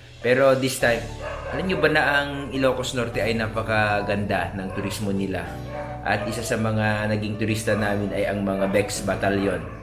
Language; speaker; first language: Filipino; non-native, local second language; Iloko